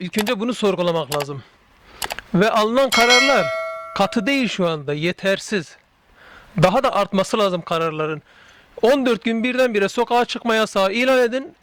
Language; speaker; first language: Turkish; native; Turkish